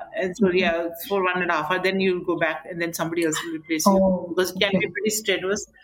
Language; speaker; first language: English; non-native, local second language; Nepali